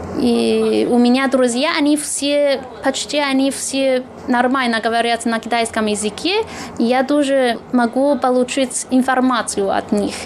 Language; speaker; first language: Russian; non-native, fluent; Chinese